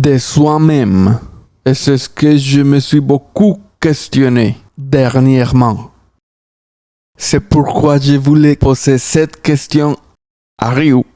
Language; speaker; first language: French; non-native, fluent; Spanish